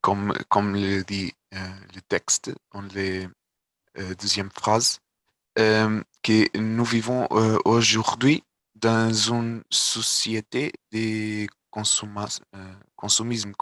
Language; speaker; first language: French; non-native, learner; Portuguese